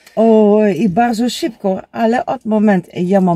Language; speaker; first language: Polish; non-native, learner; Dutch